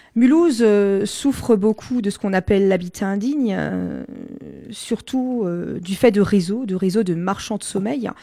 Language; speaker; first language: French; non-native, local second language; Swiss German